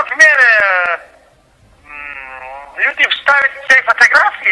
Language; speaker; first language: Russian; non-native, fluent; Tajik